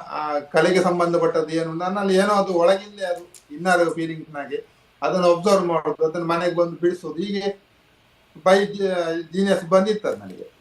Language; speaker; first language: Kannada; native; Kannada